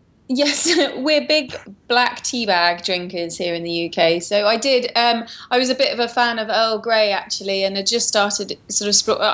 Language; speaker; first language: English; native; English